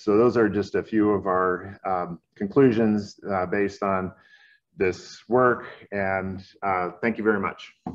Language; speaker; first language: English; native; English